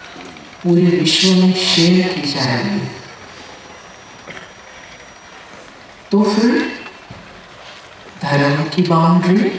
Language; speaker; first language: Hindi; native; Hindi